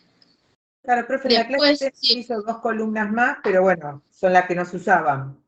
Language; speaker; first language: Spanish; native; Spanish